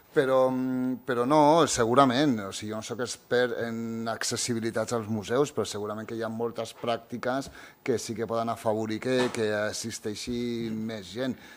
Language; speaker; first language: Catalan; early bilingual, other home language; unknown